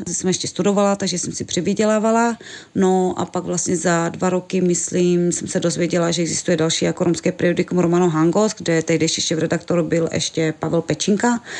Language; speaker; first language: Czech; non-native, local second language; Romany